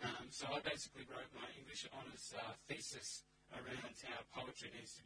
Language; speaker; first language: English; native; English